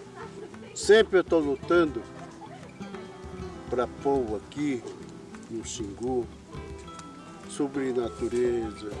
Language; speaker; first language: Portuguese; non-native, local second language; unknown